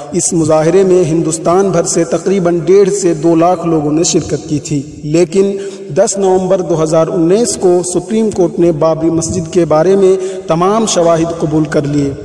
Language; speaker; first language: Urdu; native; Urdu